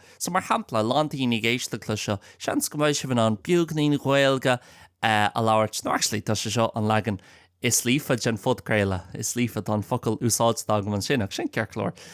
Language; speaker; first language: Irish; non-native, local second language; English